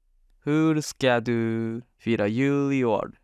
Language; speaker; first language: Swedish; non-native, learner; Korean